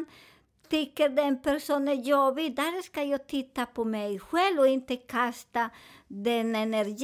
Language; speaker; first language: Swedish; non-native, fluent; Spanish